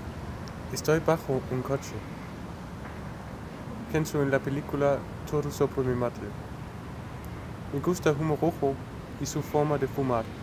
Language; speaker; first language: Spanish; non-native, learner; Danish